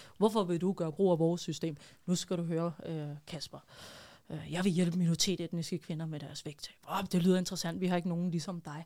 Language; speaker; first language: Danish; early bilingual, other home language; Arabic